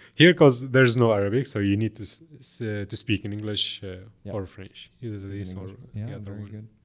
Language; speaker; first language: English; non-native, fluent; Arabic